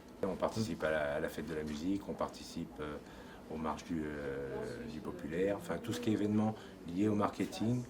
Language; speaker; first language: French; native; French